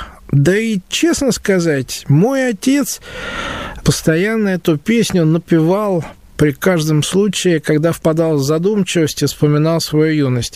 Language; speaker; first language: Russian; native; Russian